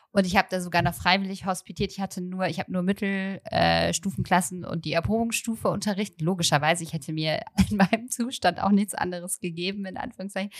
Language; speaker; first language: German; native; German